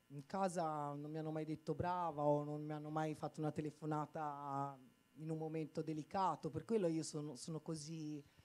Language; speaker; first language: Italian; native; Italian